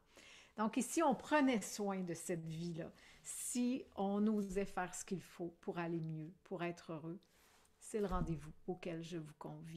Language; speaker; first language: French; native; French